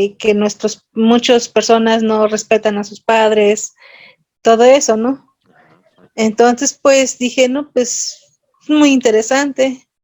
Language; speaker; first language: Spanish; non-native, local second language; Nahuatl languages